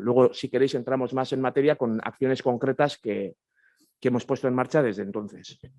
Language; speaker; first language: Spanish; native; Spanish